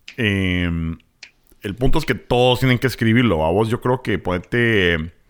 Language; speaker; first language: Spanish; native; Spanish